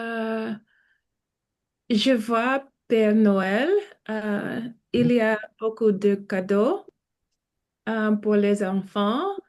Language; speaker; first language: French; non-native, learner; Spanish